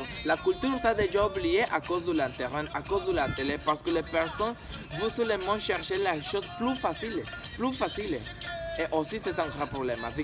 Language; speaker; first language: French; non-native, learner; Spanish